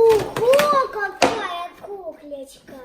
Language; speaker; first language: Russian; early bilingual, heritage; Russian